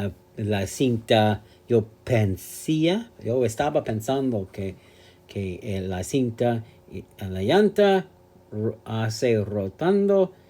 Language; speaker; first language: Spanish; non-native, learner; English